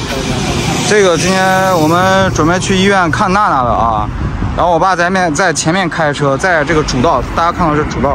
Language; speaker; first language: Chinese; native; Chinese